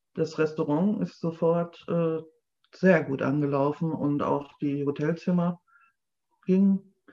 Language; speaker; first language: German; native; German